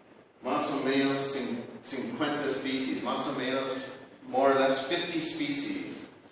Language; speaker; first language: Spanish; non-native, learner; English